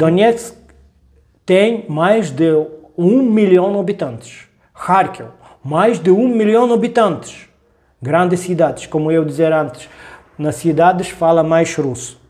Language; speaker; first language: Portuguese; non-native, learner; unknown